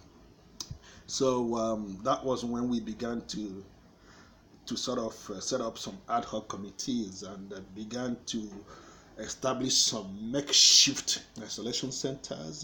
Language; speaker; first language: English; non-native, local second language; Igbo